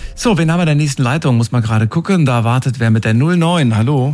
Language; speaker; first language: German; native; German